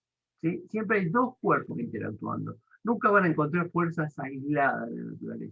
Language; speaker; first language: Spanish; native; Spanish